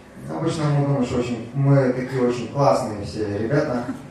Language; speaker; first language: Russian; native; Russian